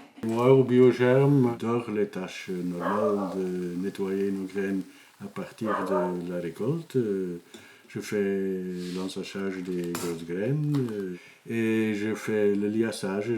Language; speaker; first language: French; non-native, fluent; Dutch